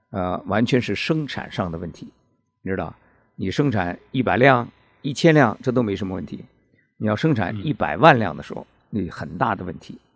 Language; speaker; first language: Chinese; native; Chinese